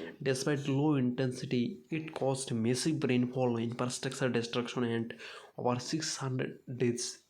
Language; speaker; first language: English; non-native, local second language; Bangla